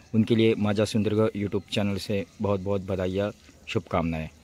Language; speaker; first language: Hindi; non-native, local second language; Marathi